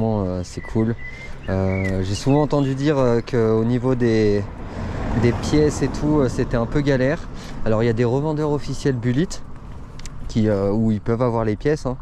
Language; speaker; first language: French; native; French